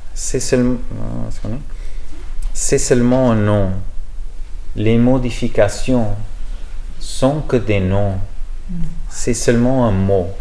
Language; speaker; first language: French; non-native, learner; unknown